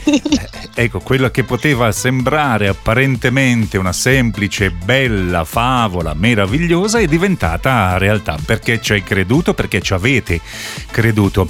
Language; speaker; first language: Italian; native; Italian